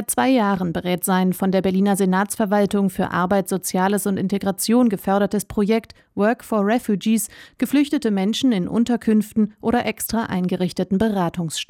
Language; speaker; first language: German; native; German